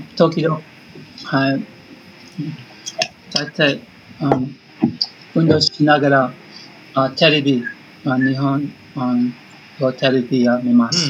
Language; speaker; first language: Japanese; non-native, learner; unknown